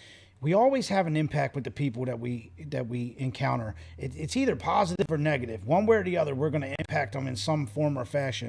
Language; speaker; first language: English; native; English